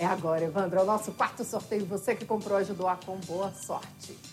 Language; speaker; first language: Portuguese; native; Portuguese